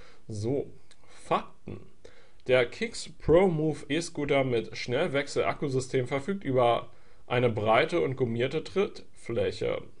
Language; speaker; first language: German; native; German